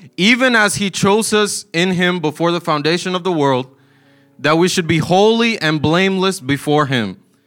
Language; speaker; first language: English; early bilingual, other home language; Spanish